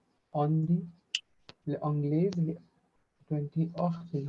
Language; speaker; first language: French; non-native, learner; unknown